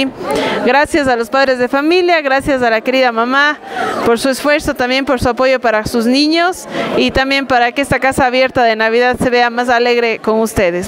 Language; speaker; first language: Spanish; native; Spanish